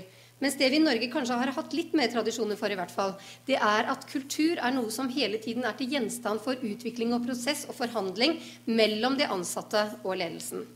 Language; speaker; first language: Norwegian; native; Norwegian